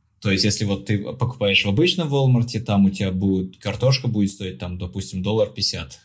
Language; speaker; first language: Russian; non-native, local second language; Tajik